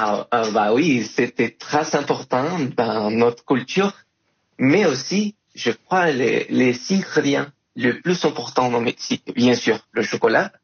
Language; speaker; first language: French; non-native, fluent; Spanish